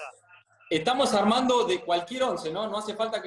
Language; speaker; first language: Spanish; native; Spanish